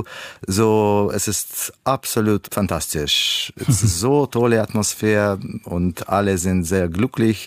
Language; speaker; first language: German; non-native, learner; Russian